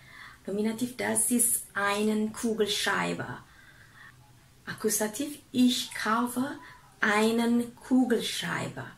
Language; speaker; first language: German; non-native, fluent; Indonesian